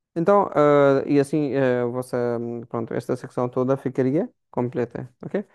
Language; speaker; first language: Portuguese; non-native, fluent; Hindi